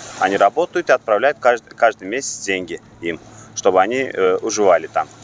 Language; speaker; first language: Russian; non-native, local second language; Turkmen